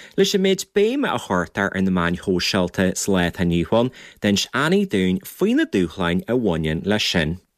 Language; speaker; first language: Irish; native; Irish